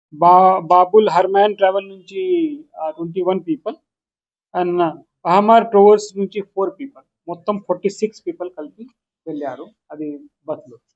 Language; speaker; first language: Telugu; non-native, local second language; Urdu